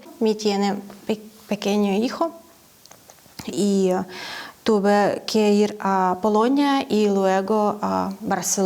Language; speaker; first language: Spanish; non-native, learner; Ukrainian